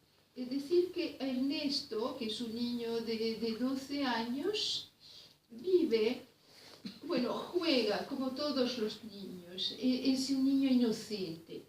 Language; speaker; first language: Spanish; non-native, fluent; French